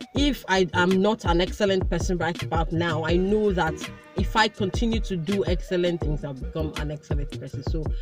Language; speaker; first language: English; non-native, local second language; Igbo